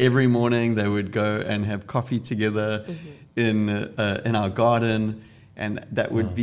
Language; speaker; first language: English; native; English